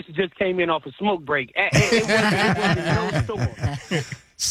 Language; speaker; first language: English; native; English